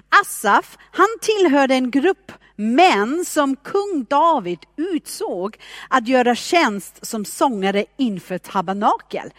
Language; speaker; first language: Swedish; non-native, fluent; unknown